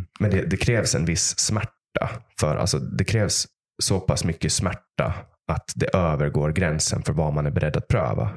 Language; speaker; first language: Swedish; native; Swedish